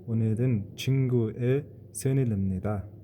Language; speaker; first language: Korean; non-native, fluent; Mongolian